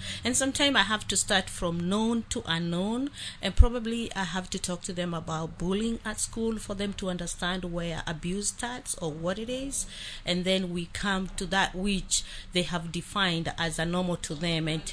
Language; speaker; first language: English; non-native, local second language; Kikuyu